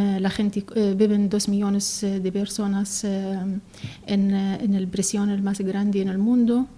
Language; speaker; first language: Spanish; non-native, learner; Arabic